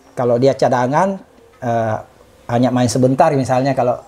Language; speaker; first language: Indonesian; native; Indonesian